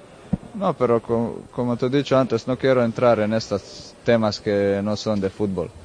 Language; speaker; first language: Spanish; non-native, fluent; Croatian